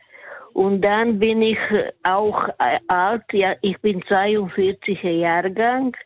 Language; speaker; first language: German; non-native, learner; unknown